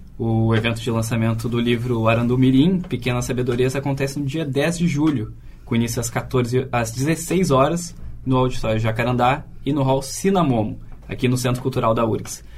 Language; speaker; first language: Portuguese; native; Portuguese